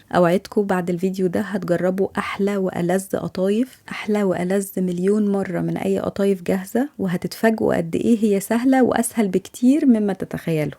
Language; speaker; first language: Arabic; native; Arabic